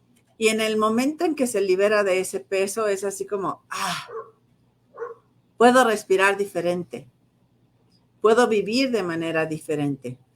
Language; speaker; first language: Spanish; native; Spanish